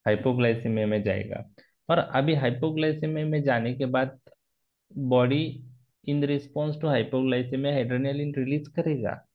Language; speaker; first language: Hindi; non-native, local second language; Marathi